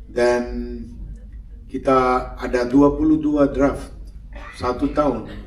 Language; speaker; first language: Indonesian; non-native, fluent; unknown